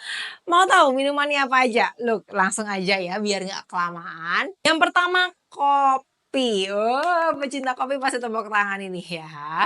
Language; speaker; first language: Indonesian; native; Indonesian